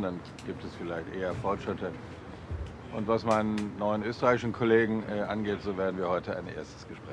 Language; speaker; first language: German; native; German